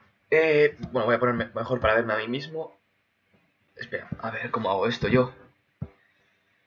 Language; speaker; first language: Spanish; native; Spanish